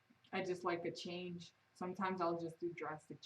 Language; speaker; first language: English; native; English